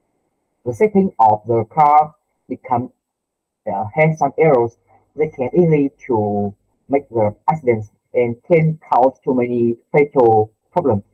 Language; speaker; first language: English; non-native, learner; Vietnamese